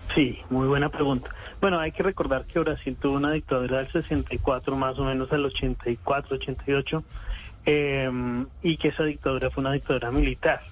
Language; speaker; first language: Spanish; native; Spanish